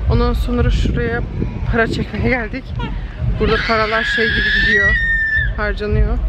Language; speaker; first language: Turkish; early bilingual, other home language; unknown